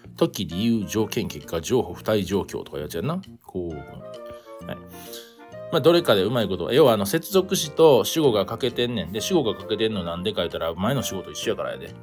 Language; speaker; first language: Japanese; native; Japanese